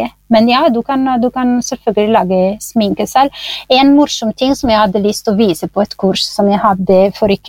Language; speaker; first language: Norwegian; non-native, fluent; Italian